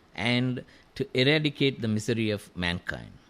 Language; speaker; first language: English; non-native, local second language; Tamil